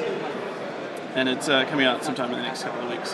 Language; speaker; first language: English; native; English